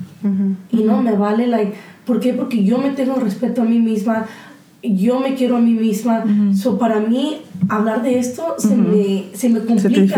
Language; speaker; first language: Spanish; early bilingual, heritage; Spanish